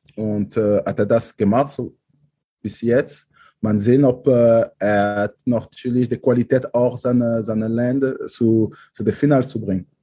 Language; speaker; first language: German; non-native, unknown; French